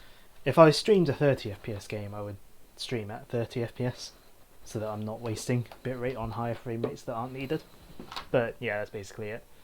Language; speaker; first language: English; native; English